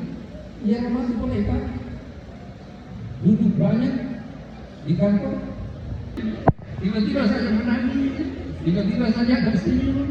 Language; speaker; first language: Indonesian; non-native, local second language; Buginese